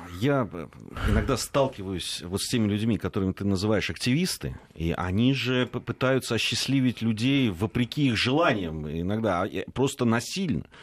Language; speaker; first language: Russian; native; Russian